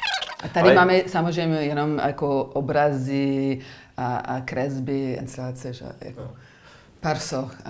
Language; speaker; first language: Czech; non-native, learner; English